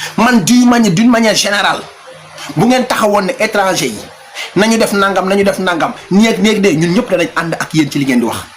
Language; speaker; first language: Wolof; non-native, local second language; Fula